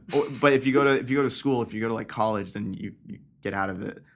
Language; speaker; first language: English; early bilingual, other home language; Persian